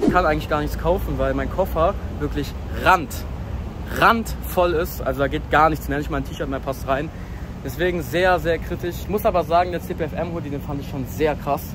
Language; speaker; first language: German; native; German